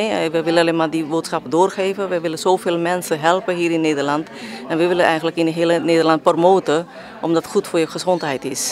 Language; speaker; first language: Dutch; early bilingual, other home language; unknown